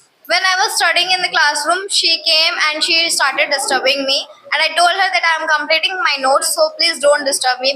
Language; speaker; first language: English; non-native, learner; Hindi